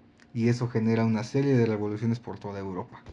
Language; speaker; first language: Spanish; native; Spanish